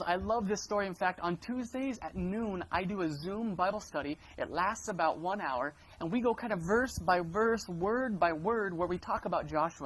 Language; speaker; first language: English; native; English